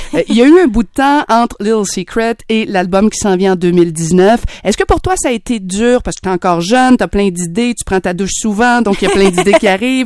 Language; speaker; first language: French; native; French